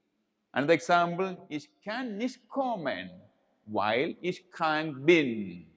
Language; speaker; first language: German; non-native, learner; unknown